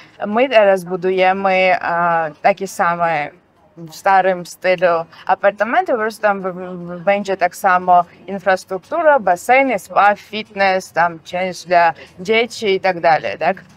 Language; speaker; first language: Polish; non-native, fluent; Georgian